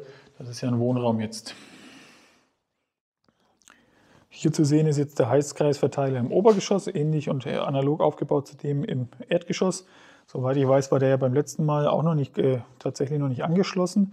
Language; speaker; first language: German; native; German